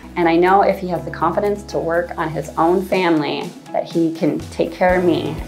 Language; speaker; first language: English; native; English